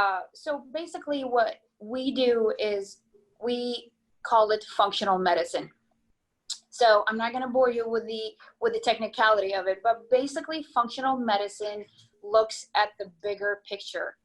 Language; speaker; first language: English; non-native, fluent; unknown